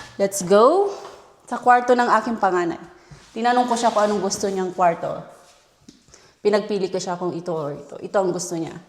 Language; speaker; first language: Filipino; native; Filipino